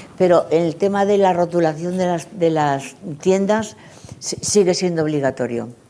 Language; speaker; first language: Spanish; native; Spanish